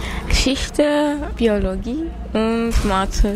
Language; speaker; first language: German; non-native, learner; Armenian